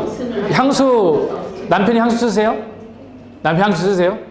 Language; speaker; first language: Korean; native; Korean